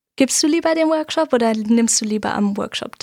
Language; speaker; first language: German; native; German